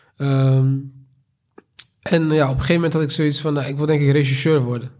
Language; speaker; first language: Dutch; native; Dutch